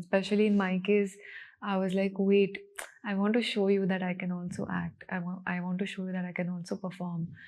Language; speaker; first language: Telugu; non-native, learner; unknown